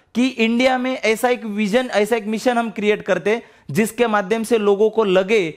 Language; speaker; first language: Hindi; non-native, local second language; Marathi